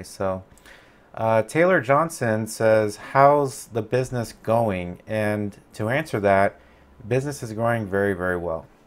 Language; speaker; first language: English; native; English